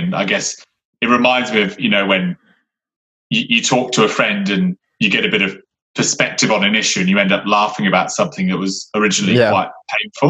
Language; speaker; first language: English; native; English